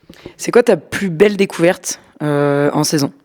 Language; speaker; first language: French; native; French